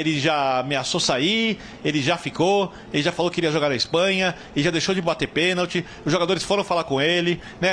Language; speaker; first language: Portuguese; native; Portuguese